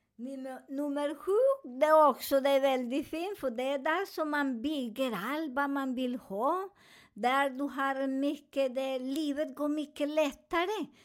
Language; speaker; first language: Swedish; non-native, learner; Spanish